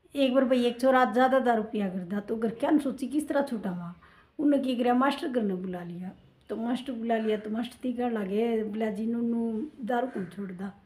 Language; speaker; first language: Hindi; native; Hindi